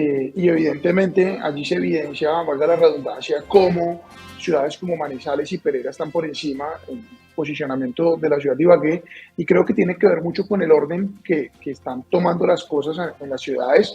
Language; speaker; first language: Spanish; native; Spanish